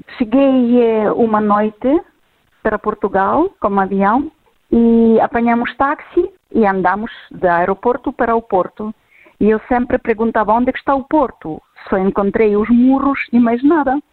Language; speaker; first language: Portuguese; non-native, fluent; Ukrainian